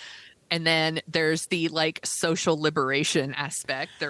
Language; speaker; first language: English; native; English